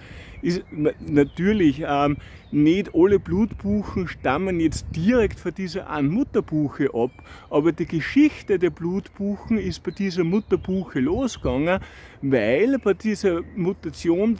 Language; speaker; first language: German; native; German